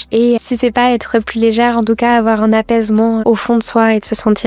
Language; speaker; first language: French; native; French